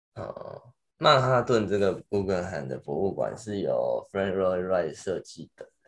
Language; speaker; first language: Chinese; native; Chinese